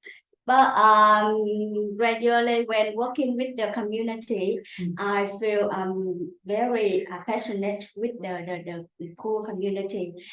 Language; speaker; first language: English; non-native, local second language; Vietnamese